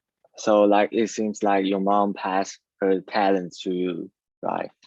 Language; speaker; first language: English; non-native, learner; Chinese